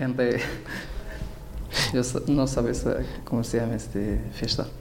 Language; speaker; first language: Spanish; non-native, learner; Berber languages